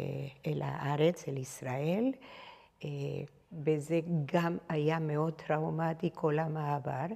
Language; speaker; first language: Hebrew; non-native, fluent; Spanish